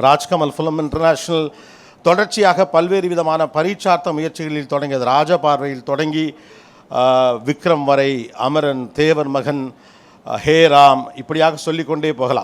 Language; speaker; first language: Tamil; native; Tamil